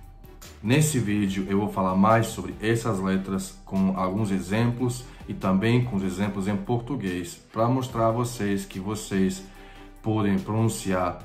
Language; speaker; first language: Portuguese; non-native, fluent; Croatian